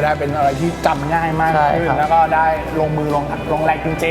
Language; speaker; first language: Thai; native; Thai